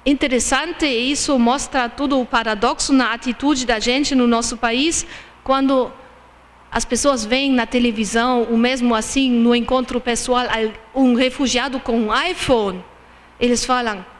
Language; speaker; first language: Portuguese; non-native, fluent; German